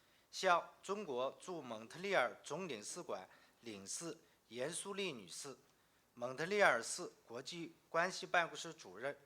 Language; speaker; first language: Chinese; native; Chinese